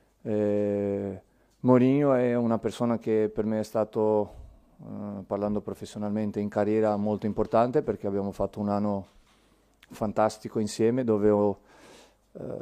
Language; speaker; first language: Italian; non-native, fluent; Portuguese